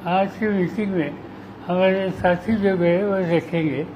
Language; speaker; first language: Hindi; non-native, local second language; Marathi